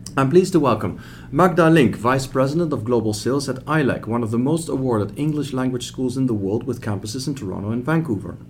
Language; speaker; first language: English; non-native, fluent; Dutch